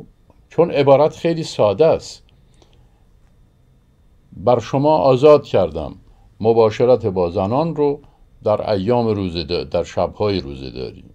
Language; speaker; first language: Persian; native; Persian